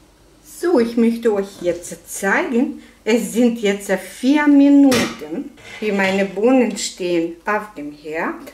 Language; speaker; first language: German; non-native, fluent; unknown